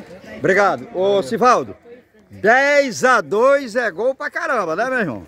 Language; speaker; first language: Portuguese; native; Portuguese